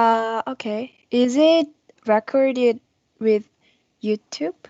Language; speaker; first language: English; non-native, learner; Korean